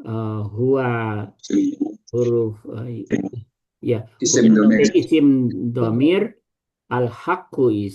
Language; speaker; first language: Arabic; non-native, learner; Indonesian